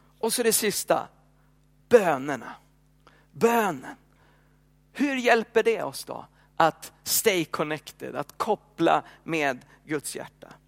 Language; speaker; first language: Swedish; native; Swedish